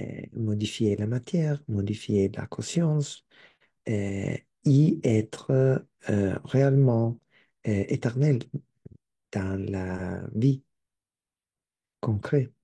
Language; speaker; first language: French; non-native, learner; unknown